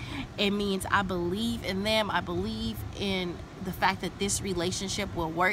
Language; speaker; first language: English; native; English